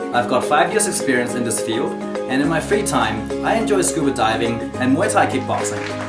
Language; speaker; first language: English; non-native, fluent; Thai